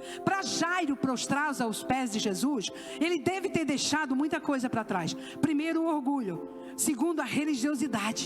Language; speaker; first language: Portuguese; native; Portuguese